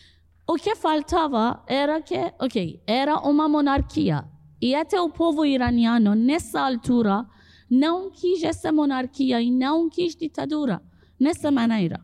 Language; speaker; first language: Portuguese; non-native, fluent; Persian